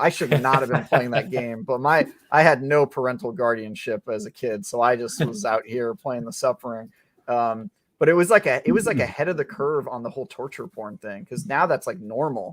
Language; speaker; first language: English; native; English